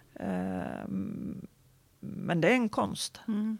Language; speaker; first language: Swedish; non-native, fluent; Arabic